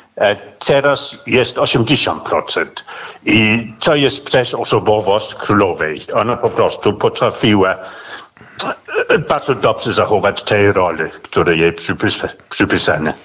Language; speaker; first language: Polish; non-native, fluent; Danish